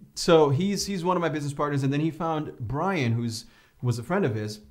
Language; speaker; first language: English; non-native, fluent; Portuguese